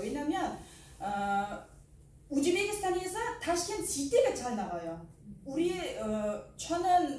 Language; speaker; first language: Korean; non-native, learner; Uzbek